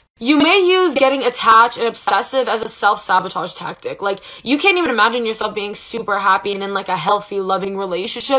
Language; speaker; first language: English; native; English